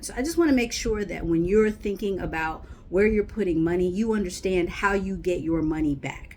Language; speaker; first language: English; native; English